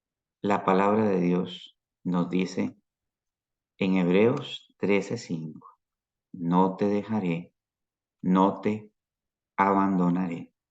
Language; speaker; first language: Spanish; native; Spanish